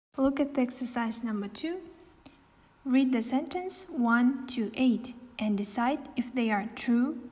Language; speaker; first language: English; non-native, fluent; Kazakh